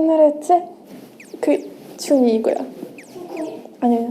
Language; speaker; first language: Korean; non-native, fluent; Russian